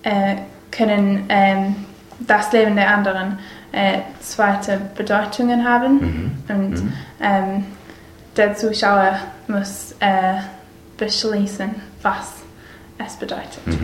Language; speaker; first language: German; non-native, learner; English